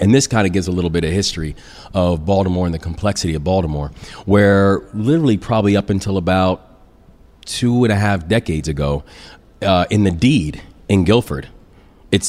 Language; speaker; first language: English; native; English